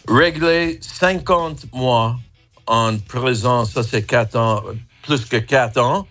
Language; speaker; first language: French; non-native, fluent; English